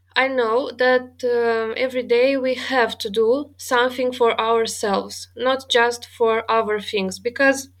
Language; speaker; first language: English; non-native, fluent; Romanian